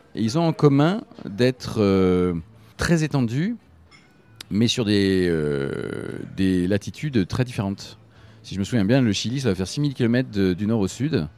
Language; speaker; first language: French; native; French